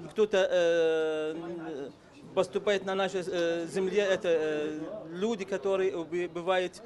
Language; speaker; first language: Russian; non-native, fluent; Arabic